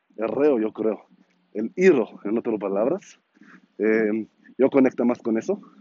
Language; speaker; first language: Spanish; non-native, learner; Hebrew